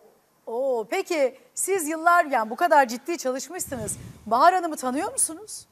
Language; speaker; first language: Turkish; native; Turkish